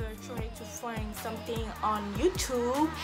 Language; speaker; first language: English; non-native, fluent; French